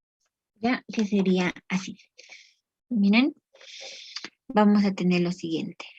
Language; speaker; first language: Spanish; native; Spanish